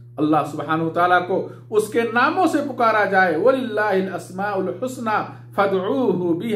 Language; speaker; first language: Urdu; native; Urdu